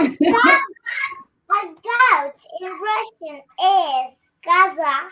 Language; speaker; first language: English; early bilingual, other home language; Russian